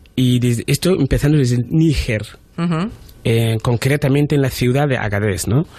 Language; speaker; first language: Spanish; non-native, fluent; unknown